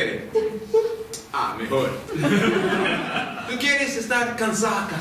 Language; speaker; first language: Spanish; non-native, learner; English